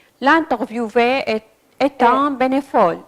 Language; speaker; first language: French; non-native, fluent; Arabic